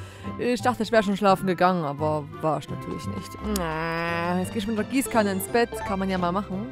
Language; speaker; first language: German; native; German